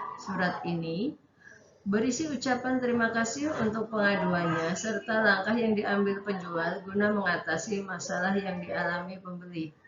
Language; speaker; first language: Indonesian; native; Indonesian